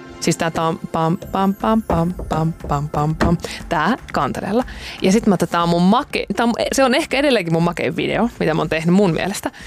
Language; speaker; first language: Finnish; native; Finnish